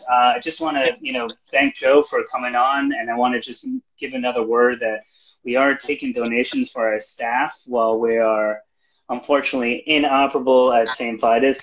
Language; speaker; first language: English; native; English